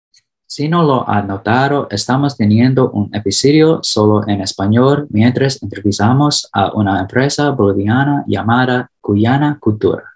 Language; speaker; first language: Spanish; early bilingual, heritage; English